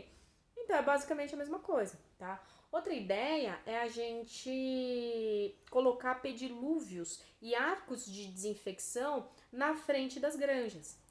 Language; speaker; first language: Portuguese; native; Portuguese